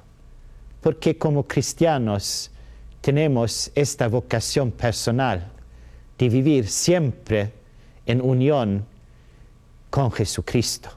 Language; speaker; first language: Spanish; non-native, learner; Swedish